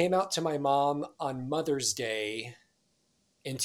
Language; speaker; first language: English; native; English